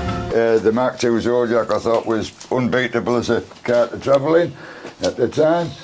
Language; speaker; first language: English; native; English